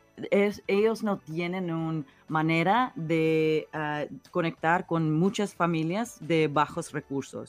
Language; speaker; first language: Spanish; early bilingual, heritage; English